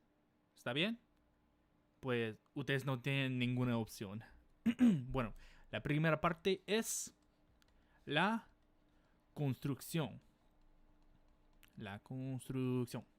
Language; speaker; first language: Spanish; non-native, fluent; English